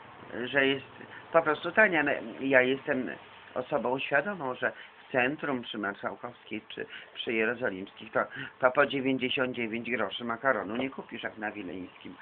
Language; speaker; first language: Polish; native; Polish